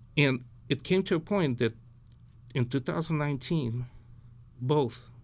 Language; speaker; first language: English; early bilingual, other home language; Ukrainian